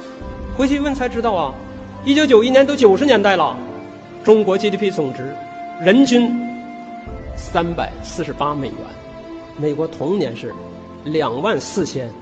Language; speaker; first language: Chinese; native; Chinese